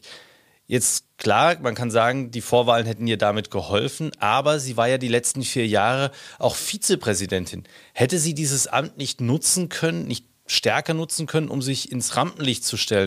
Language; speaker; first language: German; native; German